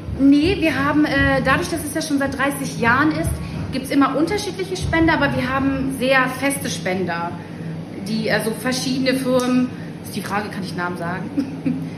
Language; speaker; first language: German; native; German